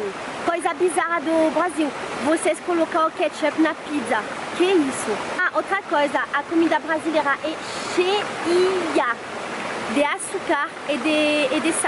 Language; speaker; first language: Portuguese; non-native, fluent; French